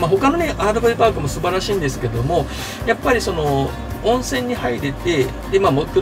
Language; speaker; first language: Japanese; native; Japanese